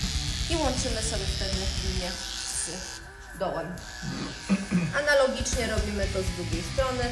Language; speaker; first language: Polish; native; Polish